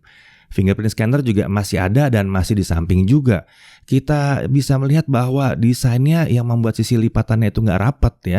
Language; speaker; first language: Indonesian; native; Indonesian